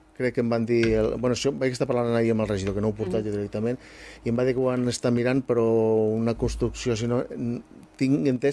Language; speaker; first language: Catalan; native; Catalan